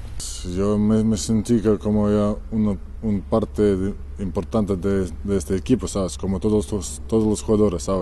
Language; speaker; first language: Spanish; non-native, learner; Ukrainian